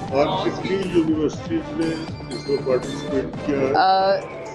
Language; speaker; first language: Hindi; native; Hindi